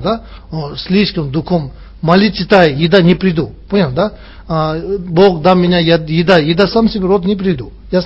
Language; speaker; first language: Russian; non-native, learner; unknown